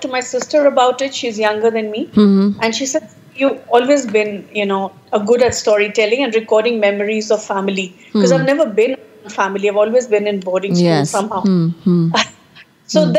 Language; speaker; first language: English; non-native, local second language; Punjabi